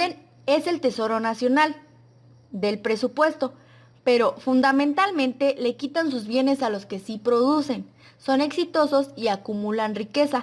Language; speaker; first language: Spanish; native; Spanish